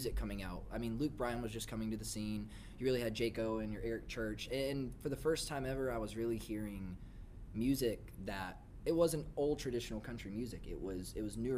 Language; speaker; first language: English; native; English